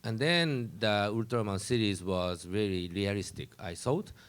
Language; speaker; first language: English; non-native, learner; Japanese